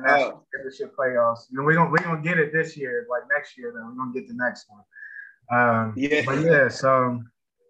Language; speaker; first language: English; native; English